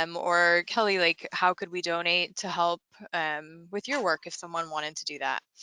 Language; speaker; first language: English; native; English